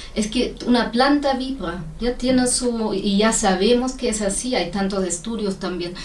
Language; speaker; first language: Spanish; non-native, fluent; German